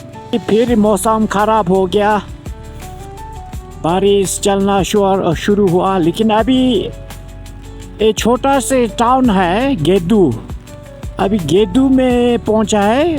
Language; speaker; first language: Hindi; non-native, fluent; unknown